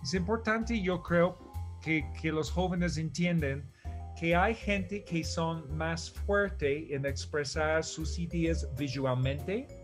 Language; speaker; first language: Spanish; non-native, fluent; English